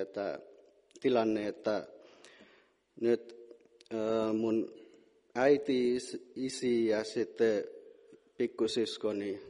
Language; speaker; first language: Finnish; non-native, fluent; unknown